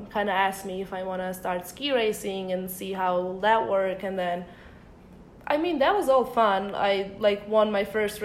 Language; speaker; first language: English; early bilingual, other home language; Bosnian